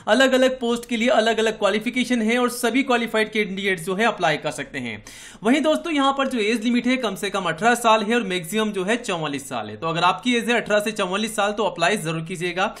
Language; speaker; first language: Hindi; native; Hindi